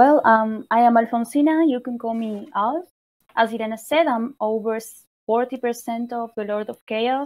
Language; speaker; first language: English; non-native, fluent; Spanish